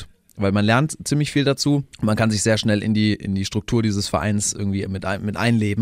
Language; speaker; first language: German; native; German